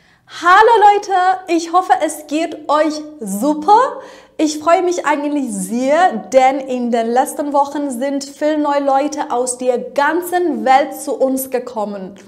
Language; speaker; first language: German; non-native, fluent; Persian